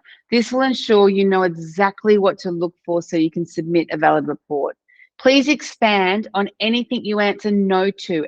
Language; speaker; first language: English; native; English